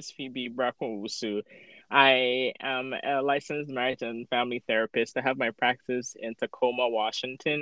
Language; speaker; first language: English; non-native, local second language; Akan